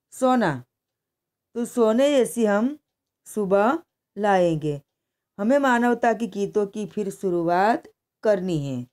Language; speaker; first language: Hindi; non-native, local second language; Gujarati